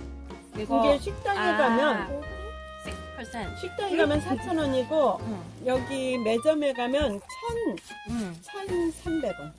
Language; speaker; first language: Korean; native; Korean